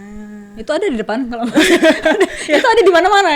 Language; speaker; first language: Indonesian; native; Indonesian